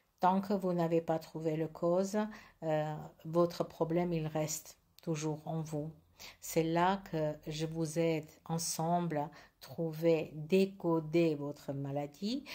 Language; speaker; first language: French; non-native, learner; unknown